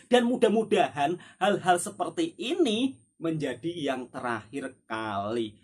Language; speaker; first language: Indonesian; native; Indonesian